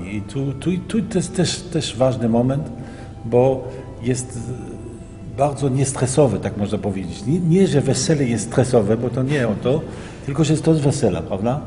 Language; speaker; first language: Polish; early bilingual, heritage; Polish